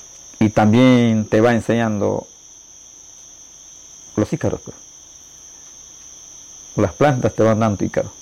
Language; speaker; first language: Spanish; non-native, local second language; Shipibo-Conibo